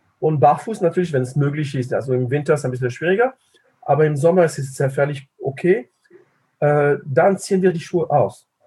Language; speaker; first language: German; non-native, fluent; French